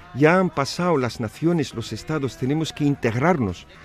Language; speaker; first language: Spanish; non-native, fluent; Arabic